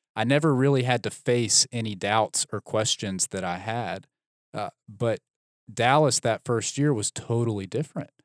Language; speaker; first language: English; native; English